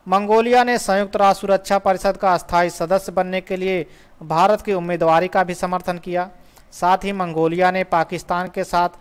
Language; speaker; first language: Hindi; native; Hindi